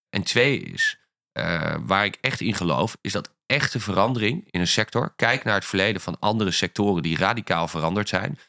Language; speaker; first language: Dutch; native; Dutch